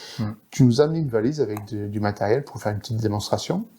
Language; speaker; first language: French; native; French